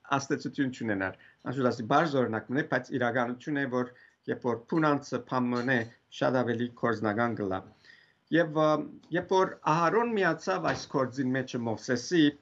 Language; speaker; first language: Armenian; native; Armenian